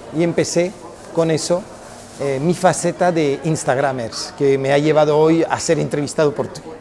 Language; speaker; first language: Spanish; early bilingual, heritage; Spanish